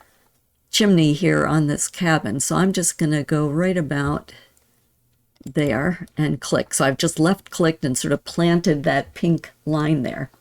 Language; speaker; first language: English; native; English